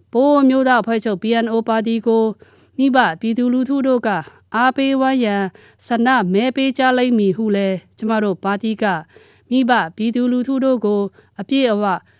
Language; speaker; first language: Burmese; non-native, local second language; Pa'o Karen